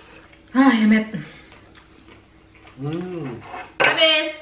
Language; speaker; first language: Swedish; non-native, learner; Indonesian